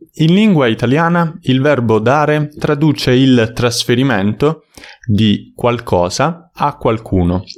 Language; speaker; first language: Italian; native; Italian